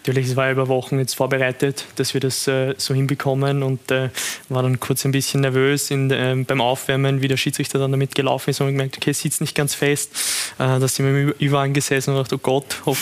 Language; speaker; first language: German; native; German